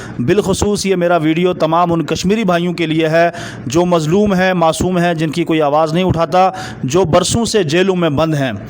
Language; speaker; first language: Urdu; non-native, local second language; Kashmiri